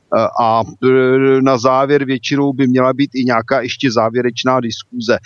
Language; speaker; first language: Czech; native; Czech